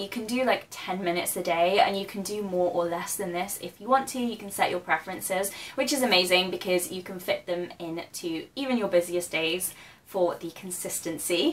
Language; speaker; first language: English; native; English